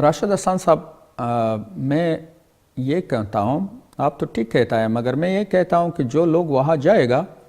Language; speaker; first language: Hindi; non-native, fluent; Pashto